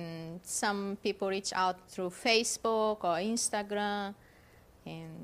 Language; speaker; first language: English; non-native, fluent; German